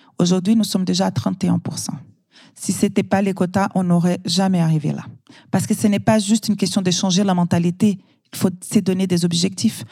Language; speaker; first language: French; non-native, fluent; Portuguese